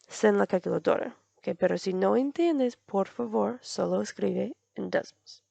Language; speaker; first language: Spanish; non-native, learner; English